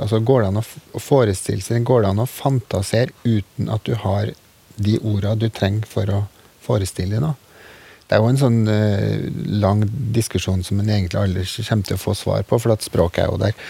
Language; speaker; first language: Norwegian; native; Norwegian